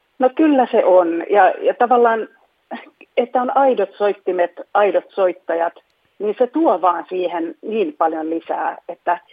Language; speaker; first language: Finnish; non-native, local second language; Swedish